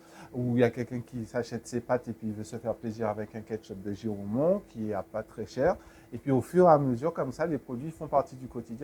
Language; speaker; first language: French; native; French